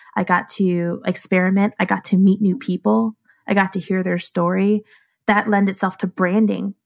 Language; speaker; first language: English; native; English